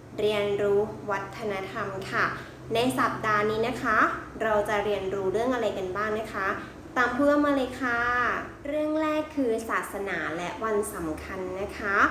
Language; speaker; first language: Thai; native; Thai